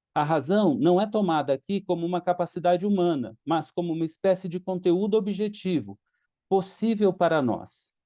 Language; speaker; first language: Portuguese; native; Portuguese